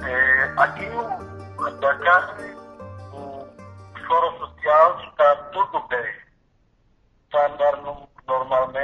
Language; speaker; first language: Spanish; non-native, learner; Portuguese